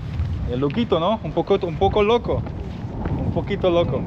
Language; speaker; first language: Spanish; non-native, learner; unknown